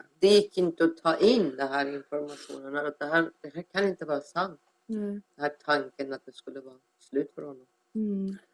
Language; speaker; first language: Swedish; non-native, fluent; Persian